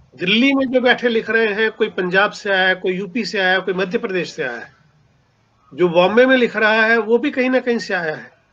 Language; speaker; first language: Hindi; non-native, local second language; Punjabi